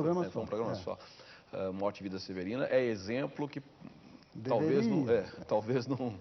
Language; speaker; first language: Portuguese; native; Portuguese